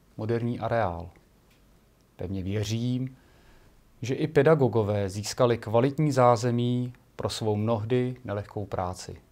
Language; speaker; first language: Czech; native; Czech